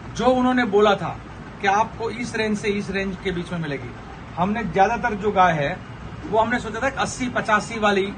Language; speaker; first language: Hindi; non-native, local second language; Gujarati